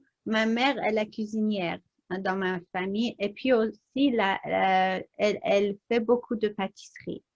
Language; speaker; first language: French; non-native, learner; English